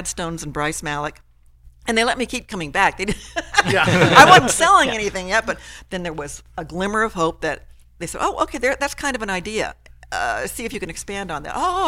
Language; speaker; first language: English; native; English